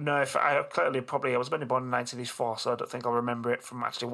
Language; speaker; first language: English; native; English